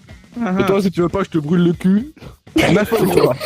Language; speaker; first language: French; native; French